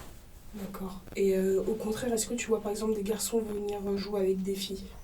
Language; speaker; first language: French; native; French